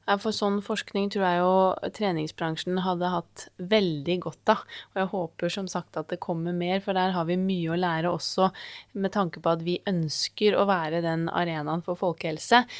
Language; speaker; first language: Norwegian; native; Norwegian